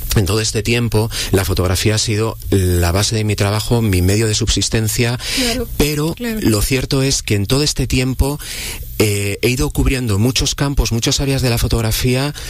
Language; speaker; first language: Spanish; native; Spanish